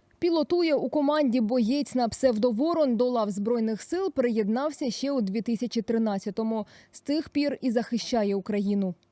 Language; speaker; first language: Ukrainian; native; Ukrainian